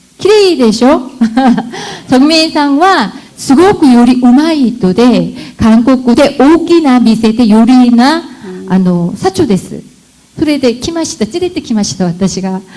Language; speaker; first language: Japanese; non-native, learner; Korean